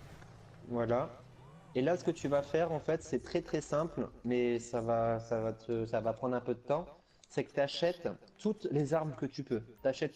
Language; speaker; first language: French; native; French